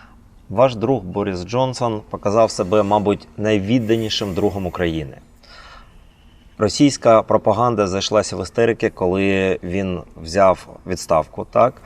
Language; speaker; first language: Ukrainian; native; Ukrainian